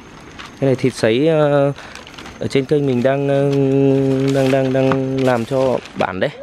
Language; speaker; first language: Vietnamese; native; Vietnamese